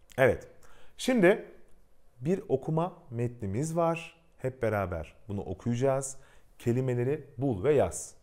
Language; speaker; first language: Turkish; native; Turkish